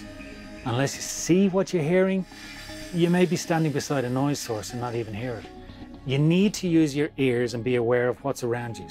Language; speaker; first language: English; native; English